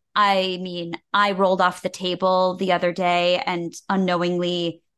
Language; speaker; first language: English; native; English